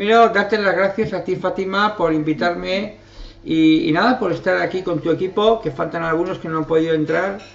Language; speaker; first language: Spanish; native; Spanish